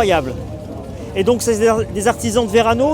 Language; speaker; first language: French; native; French